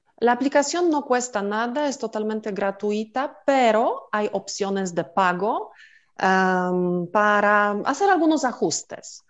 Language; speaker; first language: Spanish; non-native, fluent; Polish